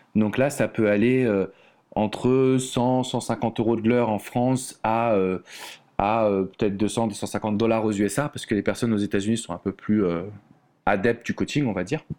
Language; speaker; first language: French; native; French